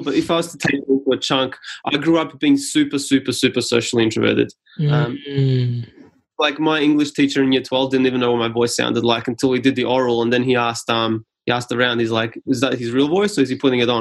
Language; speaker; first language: English; non-native, local second language; Serbian